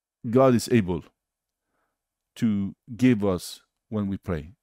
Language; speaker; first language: English; non-native, fluent; Norwegian